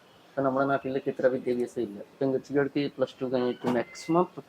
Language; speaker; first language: Malayalam; non-native, local second language; Hindi